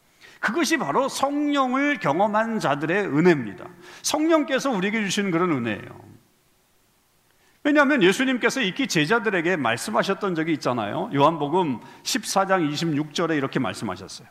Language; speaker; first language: Korean; native; Korean